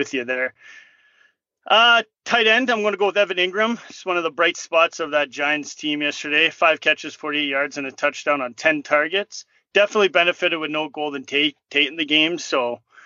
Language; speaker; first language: English; native; English